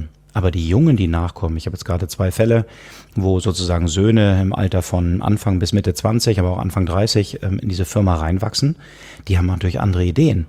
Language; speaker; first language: German; native; German